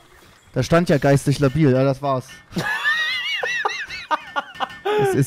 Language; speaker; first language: German; native; German